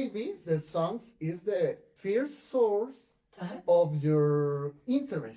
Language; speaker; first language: English; non-native, fluent; Spanish